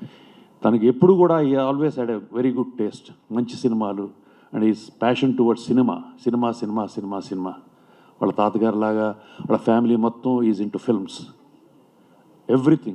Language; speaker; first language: Telugu; native; Telugu